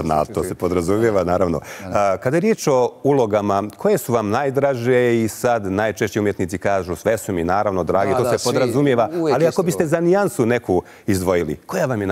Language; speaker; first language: Bosnian; native; Bosnian